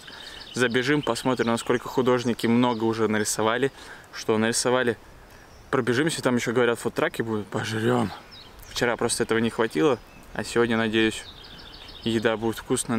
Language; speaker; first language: Russian; native; Russian